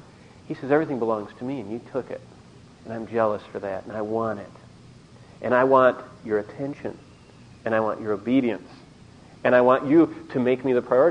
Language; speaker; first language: English; native; English